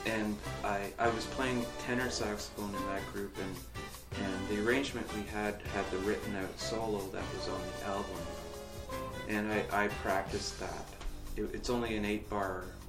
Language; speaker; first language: English; native; English